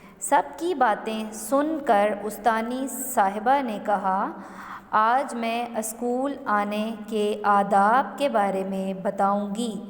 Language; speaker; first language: Urdu; native; Urdu